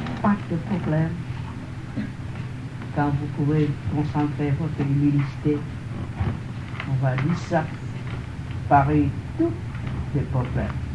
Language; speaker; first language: French; non-native, learner; Vietnamese